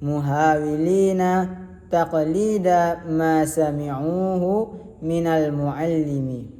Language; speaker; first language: Arabic; non-native, learner; Indonesian